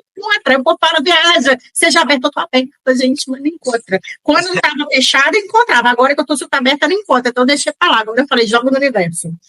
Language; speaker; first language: Portuguese; native; Portuguese